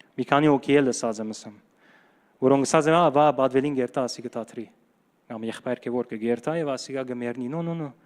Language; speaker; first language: Armenian; early bilingual, heritage; Armenian